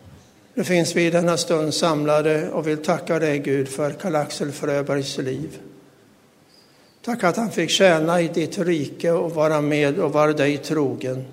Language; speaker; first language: Swedish; native; Swedish